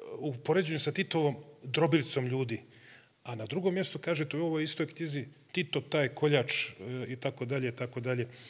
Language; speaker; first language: Serbian; native; Serbian